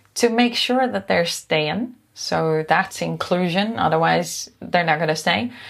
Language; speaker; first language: English; non-native, fluent; Dutch